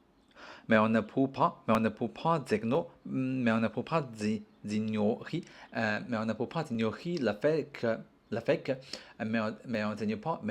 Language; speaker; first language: French; non-native, learner; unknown